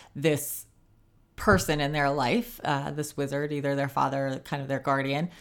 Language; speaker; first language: English; native; English